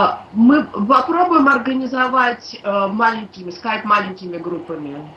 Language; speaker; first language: Russian; native; Russian